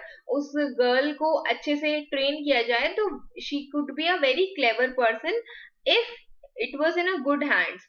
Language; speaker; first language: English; non-native, local second language; Hindi